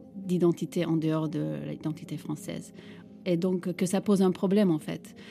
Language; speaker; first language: French; non-native, fluent; Turkish